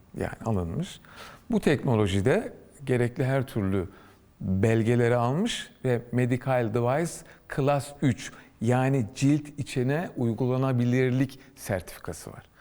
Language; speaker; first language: Turkish; native; Turkish